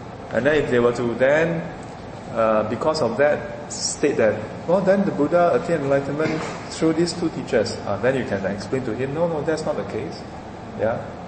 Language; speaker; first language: English; non-native, local second language; Chinese